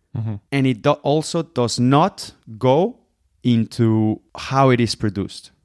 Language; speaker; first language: English; non-native, fluent; Spanish